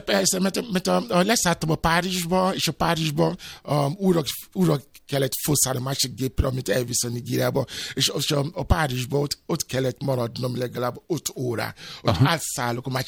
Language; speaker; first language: Hungarian; non-native, fluent; Yoruba